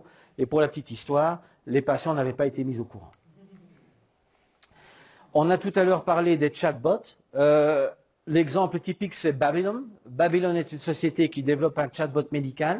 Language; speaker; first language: French; native; French